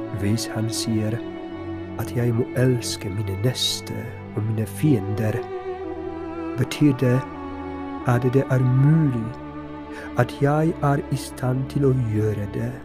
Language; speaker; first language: Norwegian; non-native, fluent; Polish